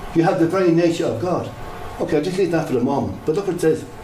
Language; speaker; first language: English; native; English